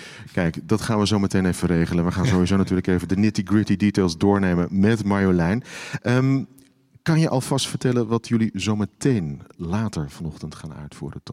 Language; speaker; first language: Dutch; native; Dutch